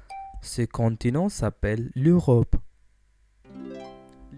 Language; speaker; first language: French; non-native, learner; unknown